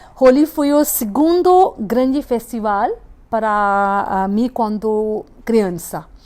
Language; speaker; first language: Portuguese; non-native, fluent; Hindi